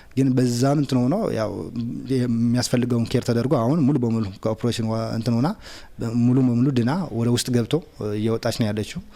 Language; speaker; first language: Amharic; non-native, local second language; Tigrinya